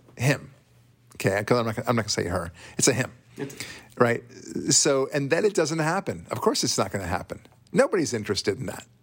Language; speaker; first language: English; non-native, fluent; Hebrew